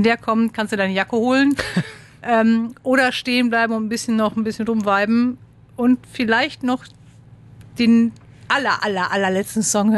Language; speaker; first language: German; native; German